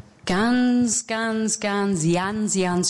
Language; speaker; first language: German; non-native, fluent; English